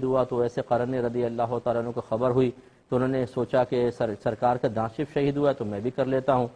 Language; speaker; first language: Urdu; native; Urdu